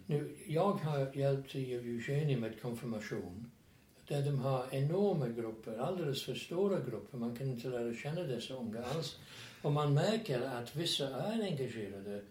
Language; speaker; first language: Swedish; non-native, fluent; English